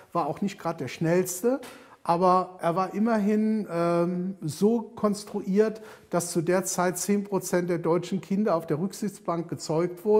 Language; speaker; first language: German; native; German